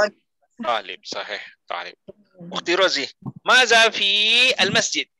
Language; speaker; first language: Arabic; non-native, fluent; Malay